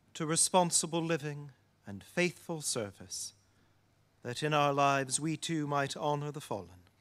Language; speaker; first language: English; native; English